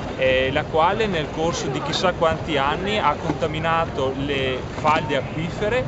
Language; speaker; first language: Italian; native; Italian